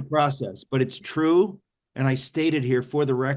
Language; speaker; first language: English; native; English